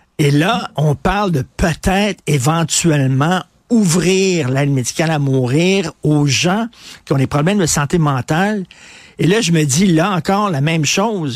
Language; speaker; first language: French; native; French